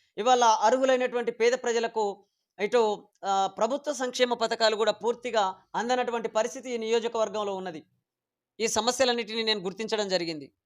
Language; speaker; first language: Telugu; native; Telugu